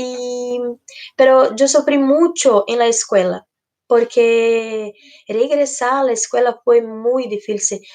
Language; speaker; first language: Spanish; non-native, fluent; Portuguese